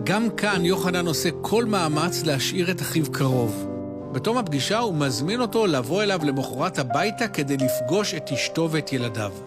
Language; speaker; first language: Hebrew; native; Hebrew